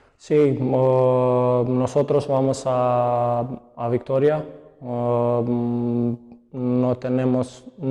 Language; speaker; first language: Spanish; non-native, learner; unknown